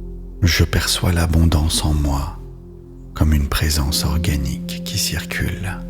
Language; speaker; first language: French; native; French